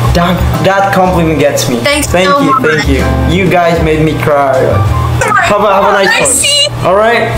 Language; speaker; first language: English; non-native, local second language; Filipino